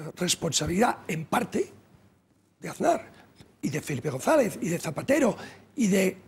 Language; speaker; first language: Spanish; native; Spanish